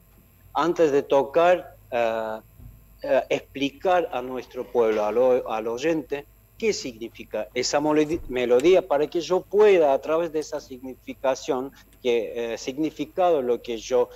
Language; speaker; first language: Spanish; non-native, fluent; Armenian